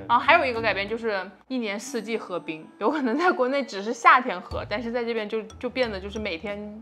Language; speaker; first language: Chinese; native; Chinese